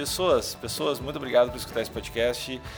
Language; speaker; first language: Portuguese; native; Portuguese